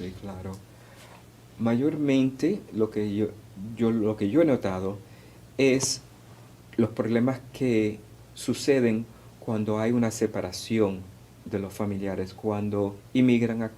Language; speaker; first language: Spanish; early bilingual, heritage; Spanish